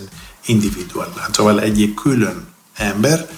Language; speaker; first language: Hungarian; non-native, fluent; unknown